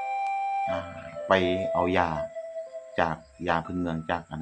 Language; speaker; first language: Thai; non-native, local second language; Lao